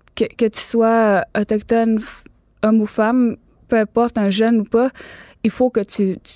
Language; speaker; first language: French; native; French